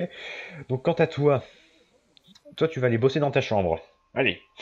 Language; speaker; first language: French; native; French